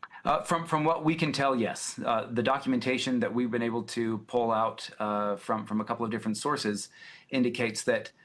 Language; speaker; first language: English; native; English